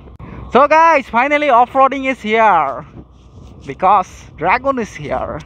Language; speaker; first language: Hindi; non-native, local second language; Assamese